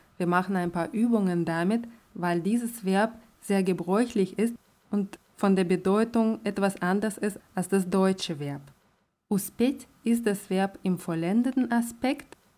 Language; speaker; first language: German; non-native, fluent; Russian